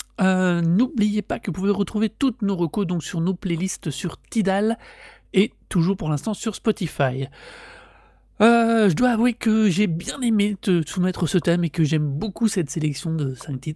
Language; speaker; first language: French; native; French